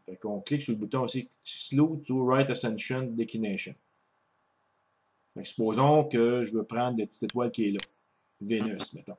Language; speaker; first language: French; native; French